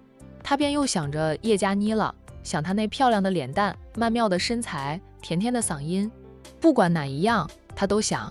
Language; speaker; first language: Chinese; native; Chinese